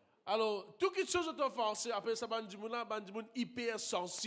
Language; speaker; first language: French; non-native, local second language; Morisyen